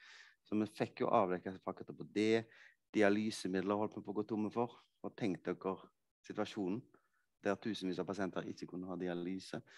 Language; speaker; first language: Norwegian; native; Norwegian